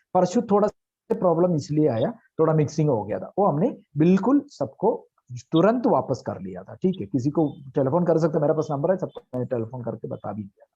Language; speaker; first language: Hindi; non-native, local second language; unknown